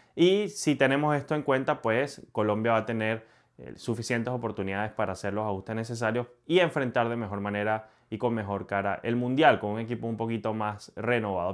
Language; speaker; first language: Spanish; native; Spanish